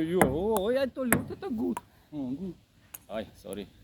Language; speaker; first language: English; non-native, learner; Russian